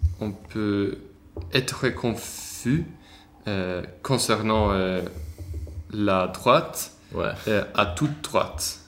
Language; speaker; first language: French; non-native, learner; Swedish